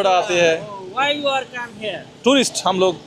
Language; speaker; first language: Hindi; non-native, learner; Bangla